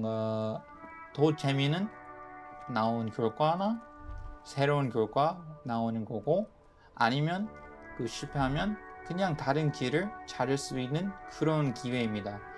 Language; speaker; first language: Korean; non-native, fluent; English